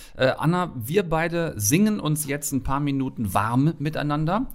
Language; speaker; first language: German; native; German